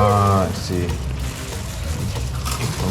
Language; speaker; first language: Spanish; non-native, learner; English